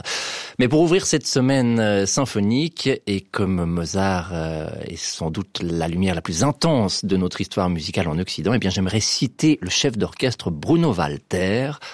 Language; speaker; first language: French; native; French